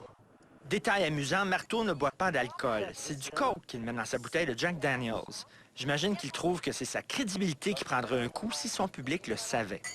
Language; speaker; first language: French; native; French